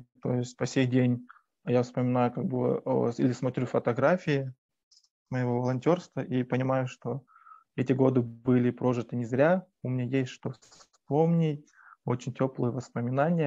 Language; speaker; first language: Russian; native; Russian